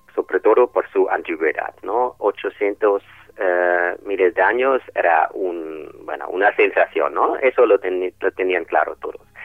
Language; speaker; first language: Spanish; non-native, fluent; German